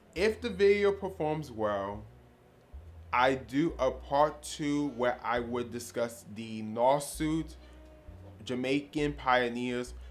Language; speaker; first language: English; early bilingual, other home language; Spanish